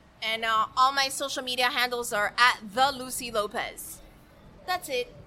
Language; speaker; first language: English; early bilingual, other home language; Spanish